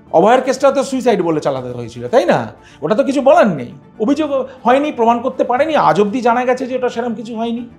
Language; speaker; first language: Bangla; native; Bangla